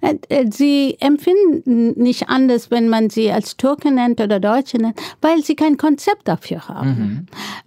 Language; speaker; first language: German; non-native, fluent; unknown